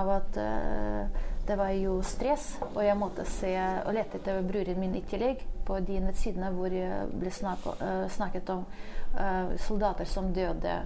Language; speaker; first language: Norwegian; non-native, fluent; Ukrainian